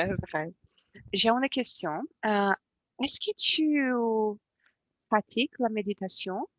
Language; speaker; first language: French; non-native, learner; Portuguese